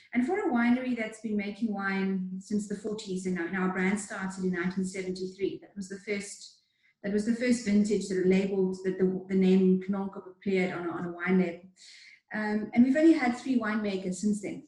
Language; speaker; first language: English; native; English